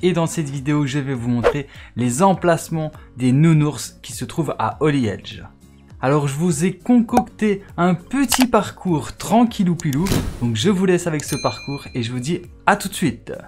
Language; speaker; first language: French; native; French